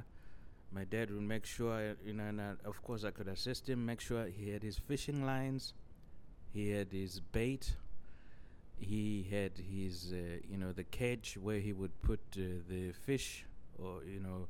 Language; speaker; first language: English; non-native, local second language; Shona